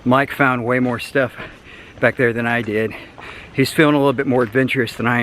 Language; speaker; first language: English; native; English